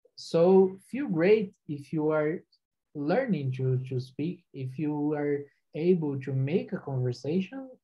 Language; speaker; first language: English; non-native, fluent; Portuguese